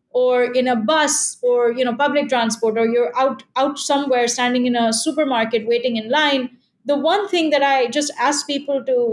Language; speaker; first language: English; non-native, local second language; Hindi